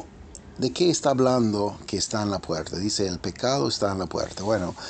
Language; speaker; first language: Spanish; non-native, fluent; English